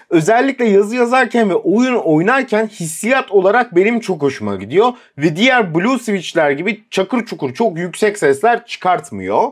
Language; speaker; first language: Turkish; native; Turkish